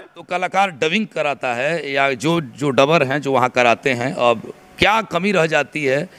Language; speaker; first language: Hindi; native; Hindi